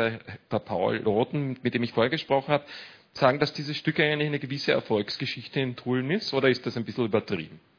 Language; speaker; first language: German; native; German